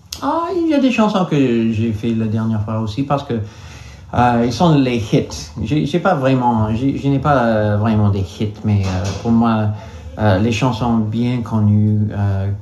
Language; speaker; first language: French; non-native, learner; English